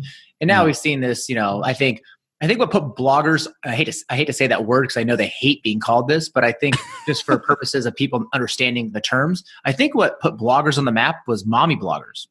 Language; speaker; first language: English; native; English